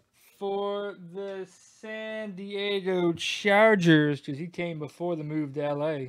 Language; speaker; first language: English; native; English